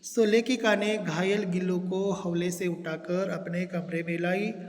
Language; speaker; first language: Hindi; non-native, local second language; Kannada